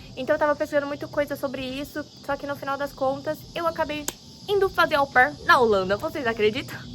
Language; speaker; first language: Portuguese; native; Portuguese